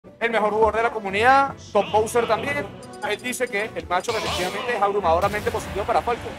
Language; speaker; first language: Spanish; native; Spanish